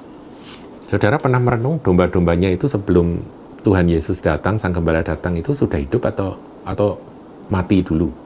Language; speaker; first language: Indonesian; native; Indonesian